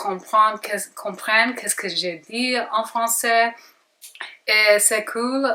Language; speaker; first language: French; non-native, learner; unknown